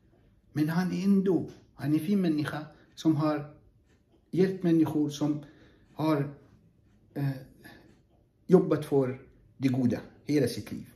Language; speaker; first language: Swedish; non-native, fluent; Arabic